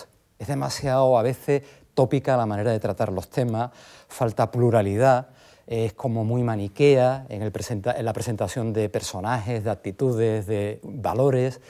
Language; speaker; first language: Spanish; native; Spanish